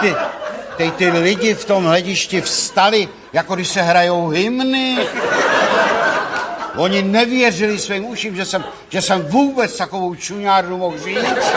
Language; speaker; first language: Czech; native; Czech